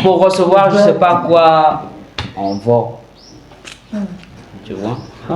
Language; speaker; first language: French; non-native, fluent; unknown